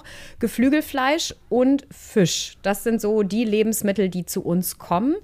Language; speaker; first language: German; native; German